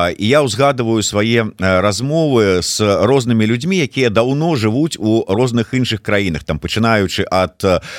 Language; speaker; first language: Belarusian; non-native, local second language; Russian